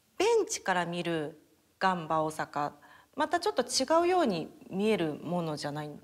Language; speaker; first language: Japanese; native; Japanese